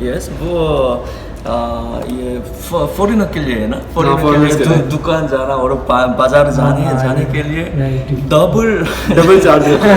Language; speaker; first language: Hindi; non-native, learner; Korean